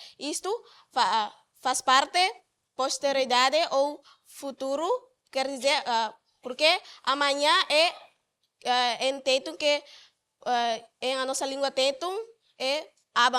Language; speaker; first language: Portuguese; non-native, learner; Tetum